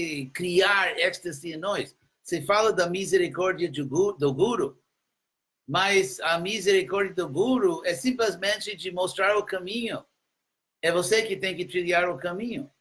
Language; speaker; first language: Portuguese; non-native, fluent; English